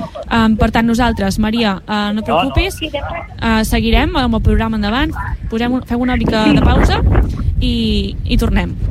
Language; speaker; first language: Catalan; native; Catalan